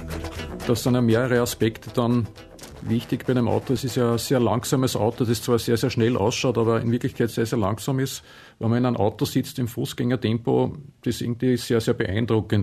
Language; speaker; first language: German; native; German